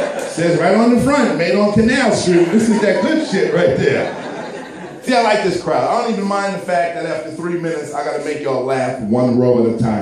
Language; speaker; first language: English; native; English